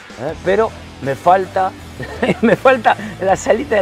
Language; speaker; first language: Spanish; native; Spanish